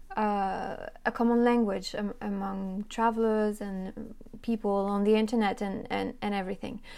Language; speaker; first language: English; non-native, fluent; French